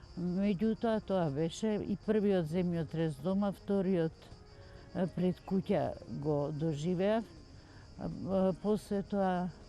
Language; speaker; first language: Macedonian; native; Macedonian